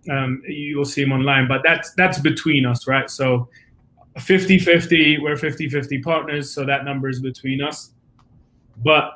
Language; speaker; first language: English; native; English